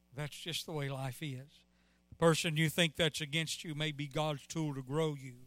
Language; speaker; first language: English; native; English